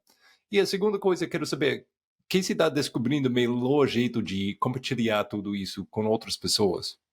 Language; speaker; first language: Portuguese; non-native, fluent; English